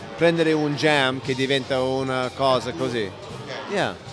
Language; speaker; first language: Italian; non-native, learner; English